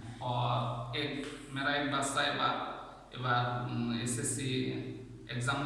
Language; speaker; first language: Hindi; non-native, learner; Bangla